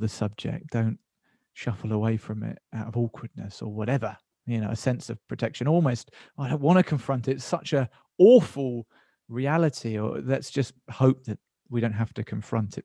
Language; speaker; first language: English; native; English